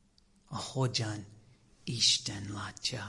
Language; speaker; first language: Hungarian; non-native, learner; English